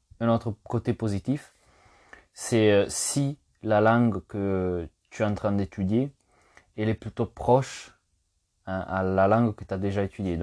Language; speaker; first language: French; native; French